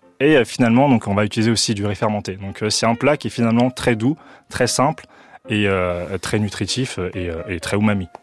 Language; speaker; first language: French; early bilingual, other home language; Chinese